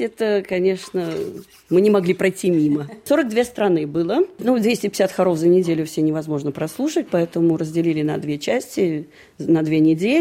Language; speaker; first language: Russian; native; Russian